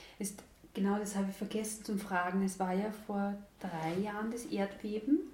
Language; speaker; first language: German; native; German